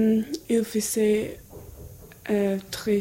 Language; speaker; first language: French; non-native, learner; English